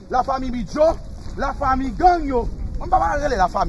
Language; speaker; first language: French; non-native, local second language; Haitian Creole